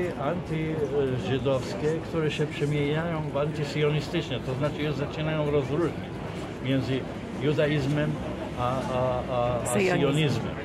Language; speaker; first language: Polish; non-native, fluent; Arabic